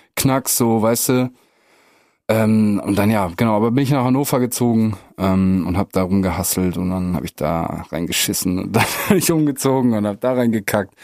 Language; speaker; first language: German; native; German